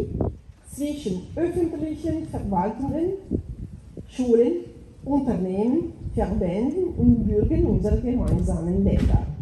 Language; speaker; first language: German; non-native, fluent; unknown